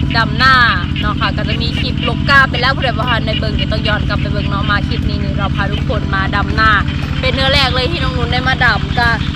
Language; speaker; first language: Thai; non-native, local second language; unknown